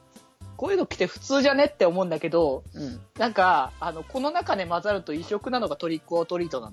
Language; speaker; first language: Japanese; native; Japanese